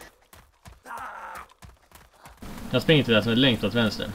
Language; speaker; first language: Swedish; native; Swedish